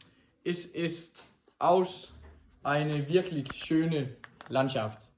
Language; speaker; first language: German; non-native, learner; Danish